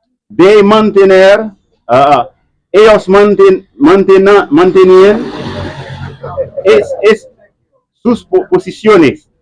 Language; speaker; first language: Spanish; non-native, learner; Haitian Creole